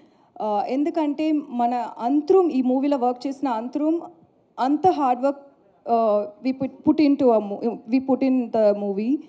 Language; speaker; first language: Telugu; non-native, learner; Tamil